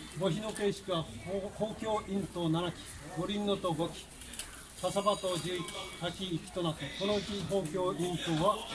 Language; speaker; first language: Japanese; native; Japanese